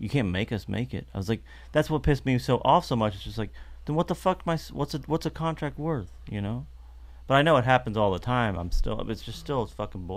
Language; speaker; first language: English; native; English